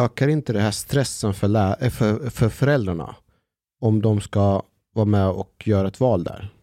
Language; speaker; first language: Swedish; native; Swedish